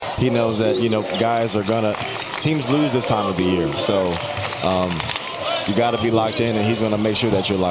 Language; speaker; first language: English; native; English